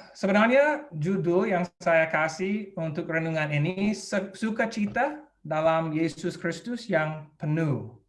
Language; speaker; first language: Indonesian; non-native, fluent; English